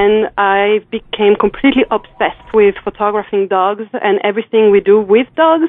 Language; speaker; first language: English; non-native, fluent; French